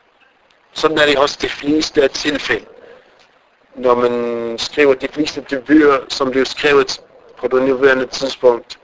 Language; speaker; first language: Danish; non-native, fluent; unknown